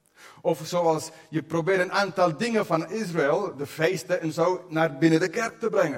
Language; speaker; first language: Dutch; non-native, fluent; English